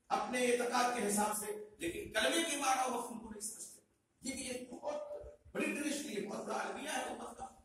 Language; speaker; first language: Urdu; native; Urdu